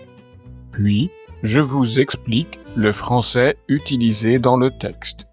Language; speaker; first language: French; native; French